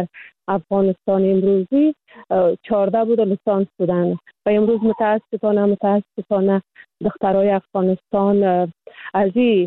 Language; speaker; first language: Persian; native; Persian